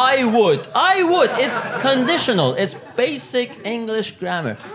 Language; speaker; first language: English; non-native, fluent; Italian